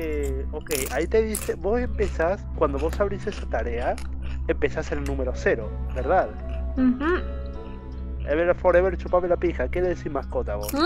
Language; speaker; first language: Spanish; native; Spanish